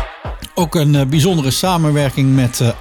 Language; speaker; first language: Dutch; native; Dutch